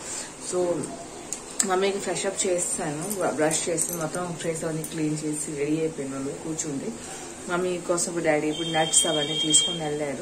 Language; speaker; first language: Telugu; native; Telugu